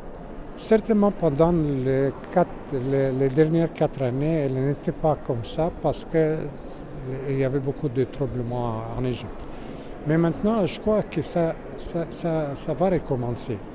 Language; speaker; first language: French; non-native, fluent; Arabic